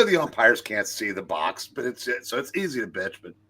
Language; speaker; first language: English; native; English